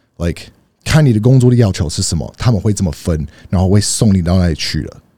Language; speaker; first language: Chinese; early bilingual, heritage; Chinese